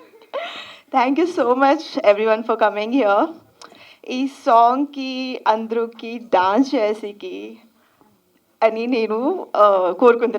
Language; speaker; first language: Telugu; non-native, learner; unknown